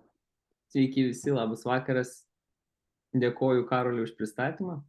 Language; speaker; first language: Lithuanian; native; Lithuanian